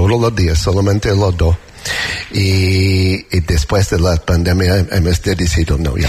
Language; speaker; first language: Spanish; non-native, learner; English